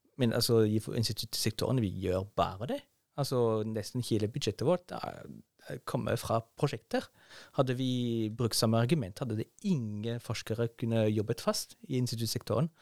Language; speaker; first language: Norwegian; non-native, fluent; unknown